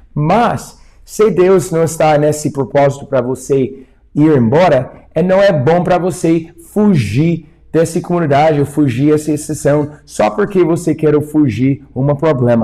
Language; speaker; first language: Portuguese; non-native, fluent; English